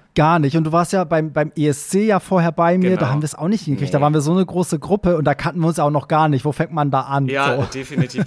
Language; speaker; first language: German; native; German